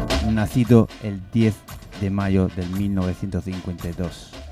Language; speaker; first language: Spanish; native; Spanish